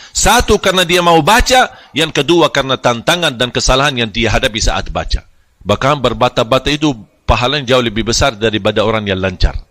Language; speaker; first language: Malay; non-native, fluent; Arabic